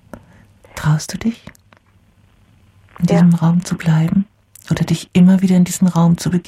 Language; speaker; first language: German; native; German